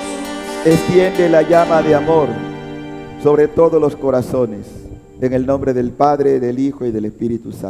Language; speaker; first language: Spanish; native; Spanish